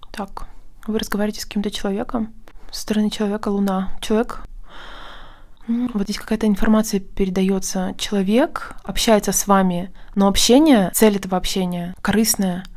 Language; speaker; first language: Russian; native; Russian